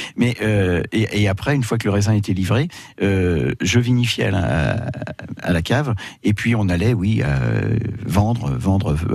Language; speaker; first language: French; native; French